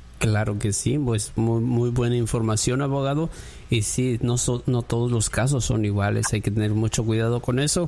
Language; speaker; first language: Spanish; native; Spanish